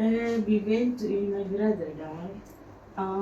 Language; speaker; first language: English; non-native, learner; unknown